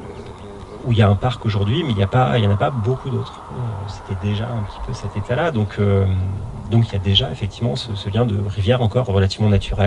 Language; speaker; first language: French; native; French